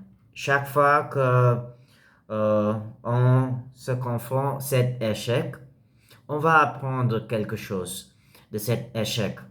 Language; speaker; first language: French; non-native, learner; English